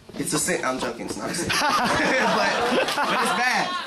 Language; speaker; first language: English; native; English